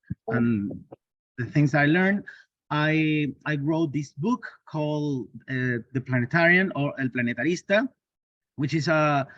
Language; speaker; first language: English; non-native, learner; Spanish